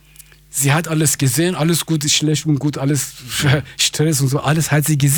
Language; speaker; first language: German; non-native, fluent; Persian